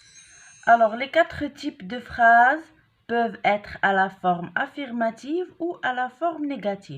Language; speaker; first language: French; non-native, local second language; Arabic